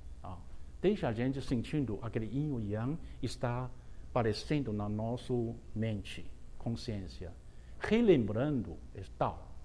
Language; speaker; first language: Portuguese; non-native, fluent; Chinese